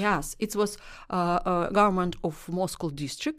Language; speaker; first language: English; non-native, learner; Russian